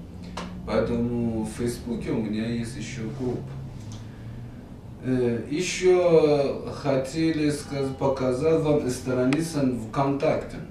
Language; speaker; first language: Russian; non-native, fluent; Persian